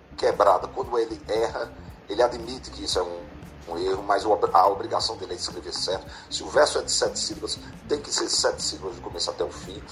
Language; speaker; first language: Portuguese; native; Portuguese